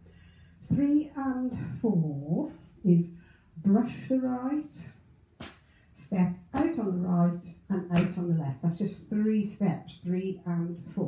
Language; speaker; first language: English; native; English